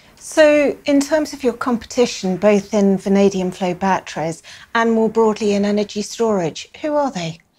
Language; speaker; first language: English; native; English